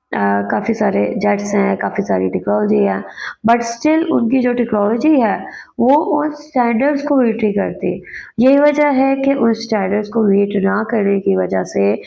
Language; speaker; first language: Urdu; native; Urdu